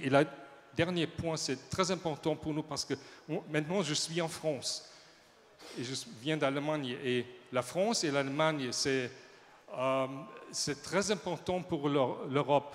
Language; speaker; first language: French; non-native, learner; German